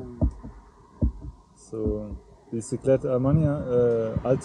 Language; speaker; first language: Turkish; non-native, learner; German